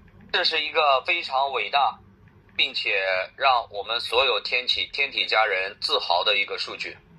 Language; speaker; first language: Chinese; native; Chinese